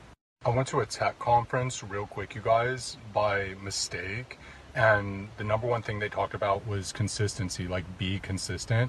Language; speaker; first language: English; native; English